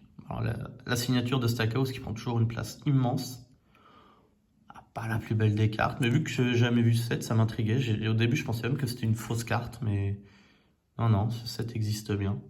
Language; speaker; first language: French; native; French